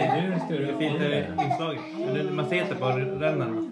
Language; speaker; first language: Swedish; native; Swedish